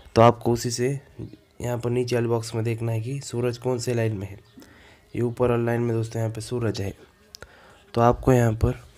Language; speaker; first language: Hindi; non-native, local second language; Marathi